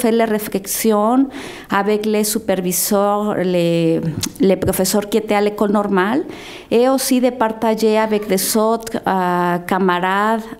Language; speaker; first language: French; non-native, fluent; Spanish